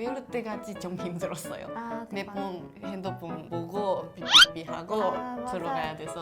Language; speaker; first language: Korean; non-native, learner; Japanese